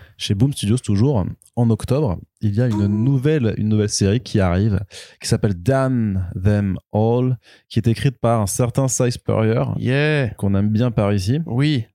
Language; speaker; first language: French; native; French